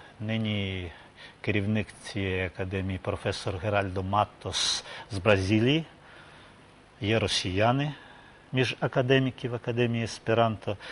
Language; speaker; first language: Ukrainian; non-native, local second language; Russian